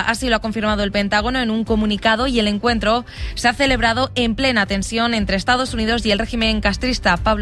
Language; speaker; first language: Spanish; native; Spanish